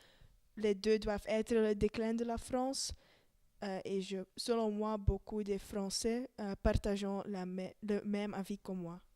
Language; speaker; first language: French; non-native, learner; Dutch